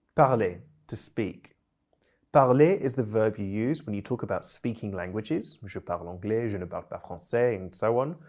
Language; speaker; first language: English; native; English